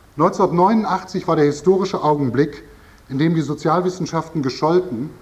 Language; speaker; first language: German; native; German